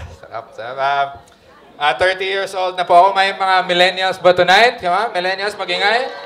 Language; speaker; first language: Filipino; non-native, local second language; Cebuano